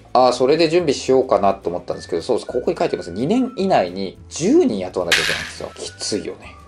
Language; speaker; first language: Japanese; native; Japanese